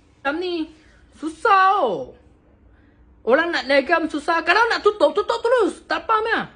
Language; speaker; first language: Malay; non-native, local second language; Chinese